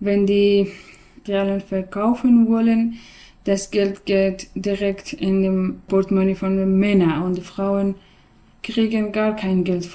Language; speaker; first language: German; non-native, learner; Persian